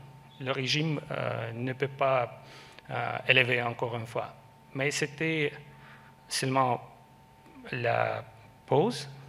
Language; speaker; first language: French; non-native, learner; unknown